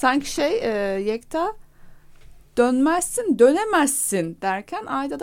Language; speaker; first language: Turkish; native; Turkish